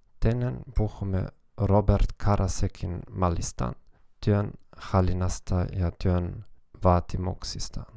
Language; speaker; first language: Finnish; non-native, learner; German